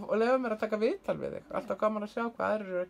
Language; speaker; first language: Icelandic; native; Icelandic